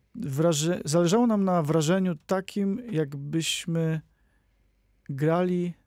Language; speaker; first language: Polish; native; Polish